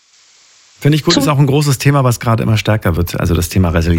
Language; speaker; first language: German; native; German